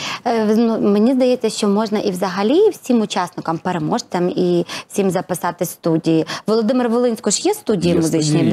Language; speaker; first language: Ukrainian; native; Ukrainian